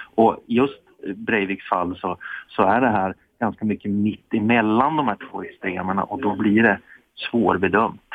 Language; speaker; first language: Swedish; native; Swedish